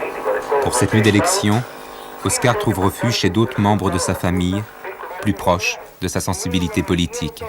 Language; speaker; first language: French; native; French